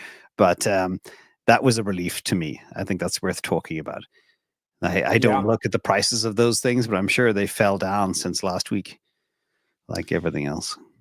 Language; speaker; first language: English; native; English